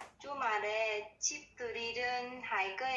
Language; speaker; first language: Korean; non-native, learner; Vietnamese